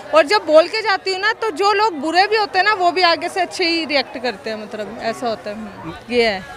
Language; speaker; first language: Hindi; native; Hindi